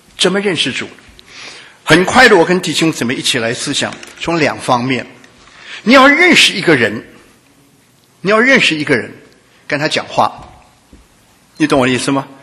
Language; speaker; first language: Chinese; non-native, local second language; Hakka Chinese